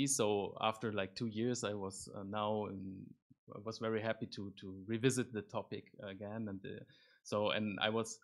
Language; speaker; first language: English; non-native, fluent; German